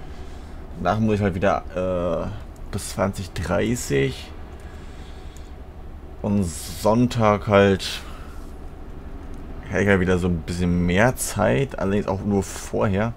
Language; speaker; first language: German; native; German